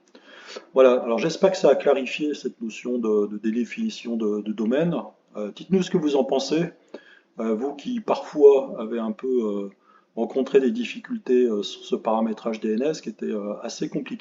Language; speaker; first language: French; native; French